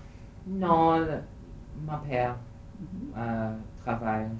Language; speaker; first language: French; non-native, learner; English